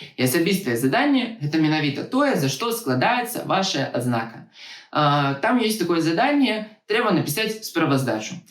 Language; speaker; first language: Belarusian; non-native, local second language; Russian